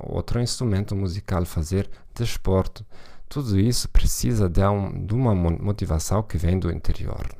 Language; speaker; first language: Portuguese; non-native, fluent; German